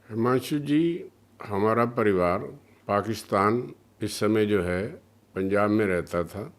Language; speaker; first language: Hindi; early bilingual, other home language; Punjabi